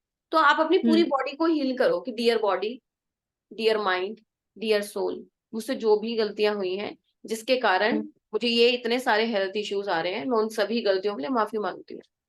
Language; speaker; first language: Hindi; native; Hindi